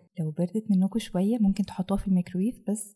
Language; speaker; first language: Arabic; native; Arabic